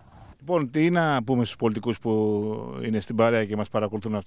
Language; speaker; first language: Greek; native; Greek